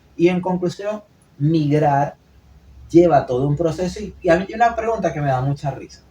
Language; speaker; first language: Spanish; native; Spanish